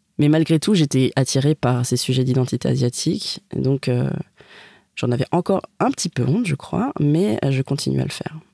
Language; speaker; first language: French; native; French